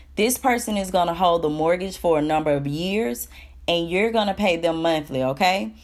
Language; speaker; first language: English; native; English